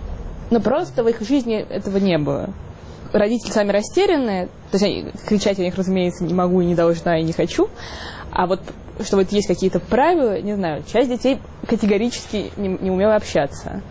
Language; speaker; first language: Russian; native; Russian